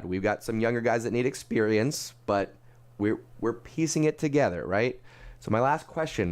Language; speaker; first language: English; native; English